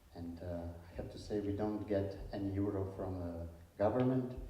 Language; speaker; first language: English; non-native, fluent; Slovenian